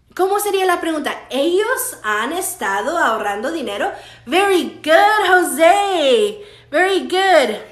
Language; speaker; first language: Spanish; early bilingual, heritage; Spanish